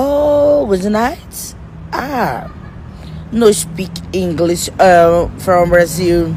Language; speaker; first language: English; non-native, learner; Portuguese